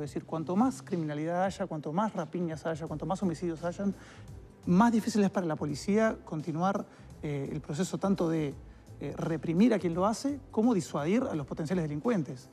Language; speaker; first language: Spanish; native; Spanish